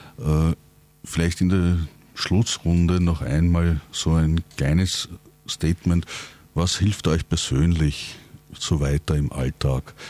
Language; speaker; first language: German; native; German